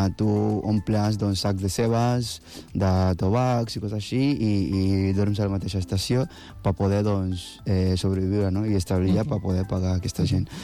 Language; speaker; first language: Catalan; non-native, fluent; Akan